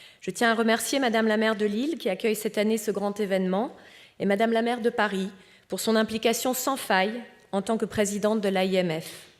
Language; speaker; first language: French; early bilingual, other home language; Romanian